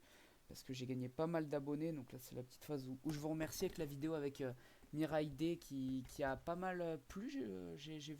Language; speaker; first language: French; native; French